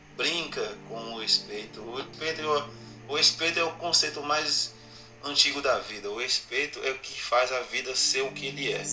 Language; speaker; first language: Portuguese; non-native, fluent; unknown